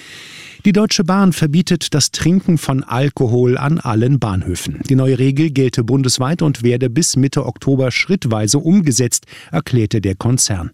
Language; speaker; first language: German; native; German